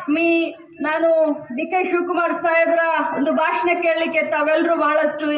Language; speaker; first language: Kannada; non-native, local second language; Marathi